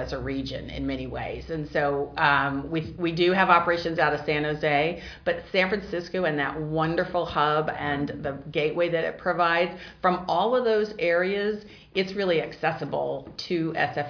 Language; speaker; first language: English; native; English